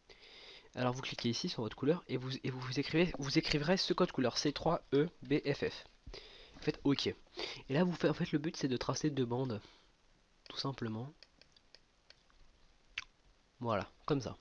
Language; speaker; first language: French; native; French